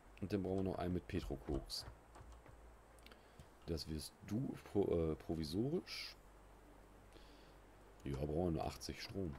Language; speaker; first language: German; native; German